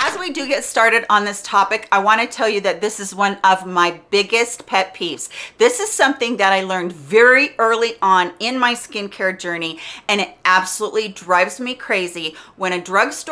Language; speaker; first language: English; native; English